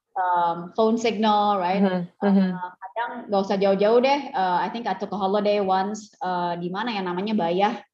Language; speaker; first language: English; non-native, fluent; Indonesian